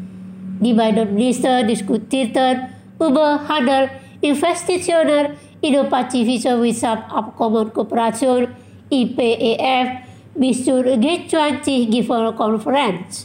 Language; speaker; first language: German; non-native, learner; Indonesian